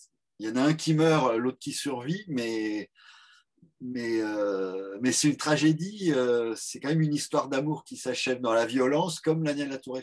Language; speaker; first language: French; native; French